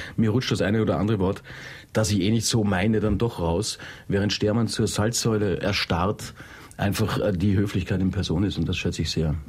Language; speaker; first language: German; native; German